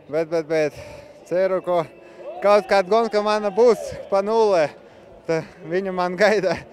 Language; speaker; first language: Latvian; non-native, local second language; Russian